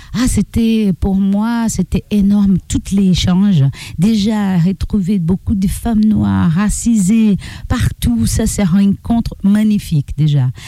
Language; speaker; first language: French; non-native, learner; Portuguese